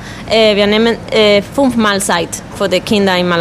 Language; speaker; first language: German; non-native, learner; Spanish